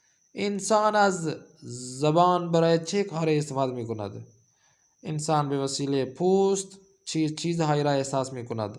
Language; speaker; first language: Persian; non-native, fluent; Urdu